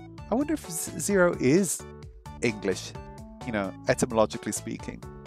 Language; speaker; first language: English; native; English